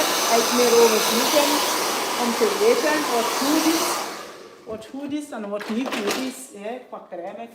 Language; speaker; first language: Dutch; non-native, fluent; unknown